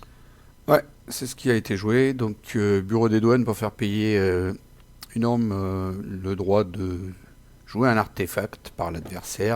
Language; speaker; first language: French; native; French